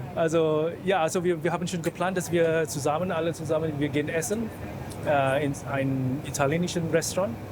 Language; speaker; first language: German; non-native, fluent; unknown